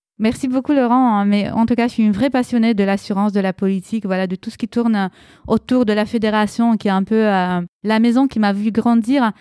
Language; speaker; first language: French; early bilingual, other home language; Romanian